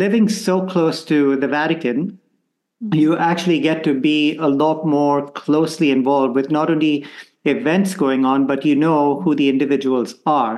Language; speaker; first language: English; non-native, local second language; Konkani